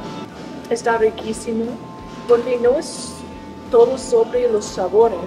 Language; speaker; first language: Spanish; non-native, fluent; English